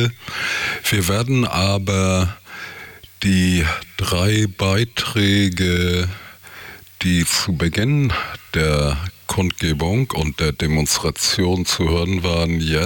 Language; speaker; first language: German; native; German